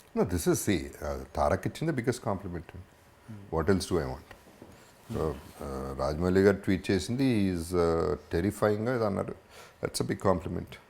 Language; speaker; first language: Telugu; native; Telugu